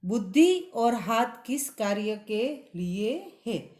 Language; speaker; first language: Hindi; non-native, local second language; Gujarati